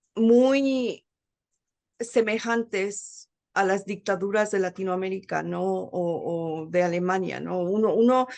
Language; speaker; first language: Spanish; early bilingual, heritage; Spanish